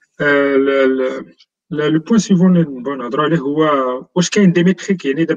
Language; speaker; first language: French; non-native, local second language; Arabic